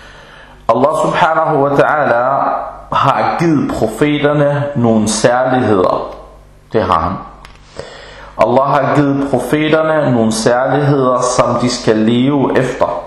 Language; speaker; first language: Danish; early bilingual, other home language; Arabic